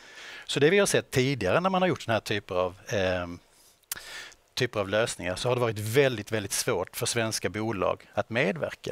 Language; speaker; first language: Swedish; native; Swedish